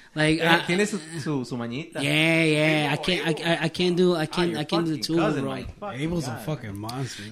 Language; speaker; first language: English; native; English